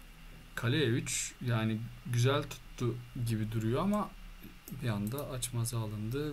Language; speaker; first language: Turkish; native; Turkish